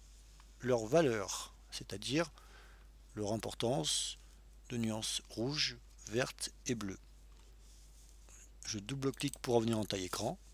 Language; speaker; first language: French; native; French